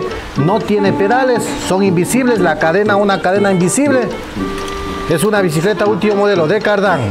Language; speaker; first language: Spanish; native; Spanish